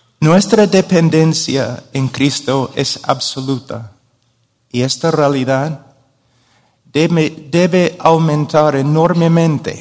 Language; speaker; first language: Spanish; non-native, fluent; English